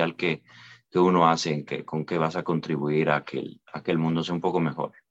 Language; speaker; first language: Spanish; native; Spanish